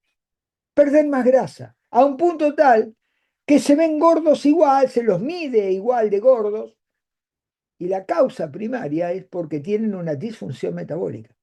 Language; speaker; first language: Spanish; native; Spanish